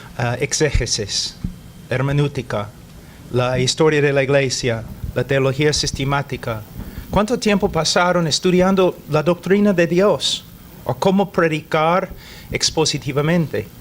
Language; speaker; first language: Spanish; non-native, fluent; English